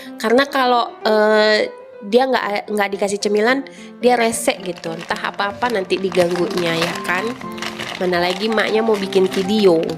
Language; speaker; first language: Indonesian; native; Indonesian